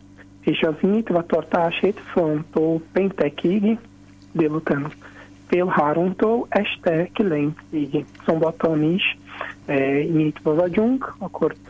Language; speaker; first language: Hungarian; non-native, learner; Portuguese